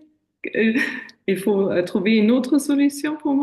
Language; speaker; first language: French; non-native, fluent; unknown